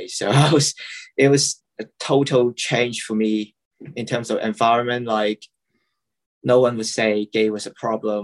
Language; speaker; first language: English; non-native, local second language; Cantonese